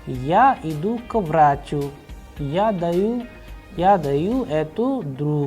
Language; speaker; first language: Russian; non-native, fluent; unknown